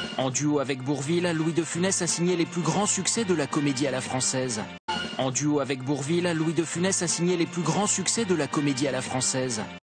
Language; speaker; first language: French; native; French